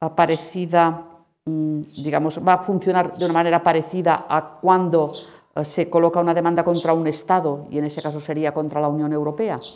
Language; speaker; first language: Spanish; non-native, local second language; Catalan